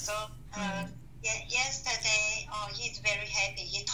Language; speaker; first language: English; non-native, learner; Chinese